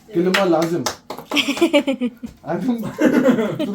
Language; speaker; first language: Turkish; non-native, learner; Urdu